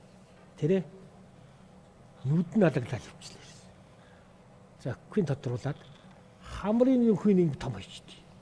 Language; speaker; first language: Mongolian; native; Mongolian